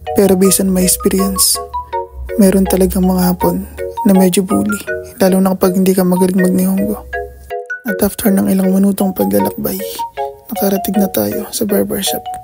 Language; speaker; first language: Filipino; native; Filipino